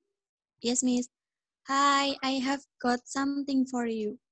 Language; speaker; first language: English; non-native, learner; Indonesian